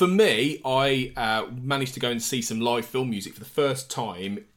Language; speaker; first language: English; native; English